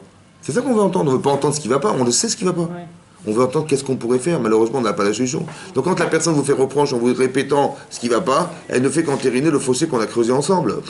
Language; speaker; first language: French; native; French